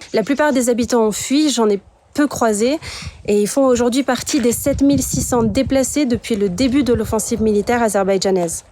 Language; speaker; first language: French; native; French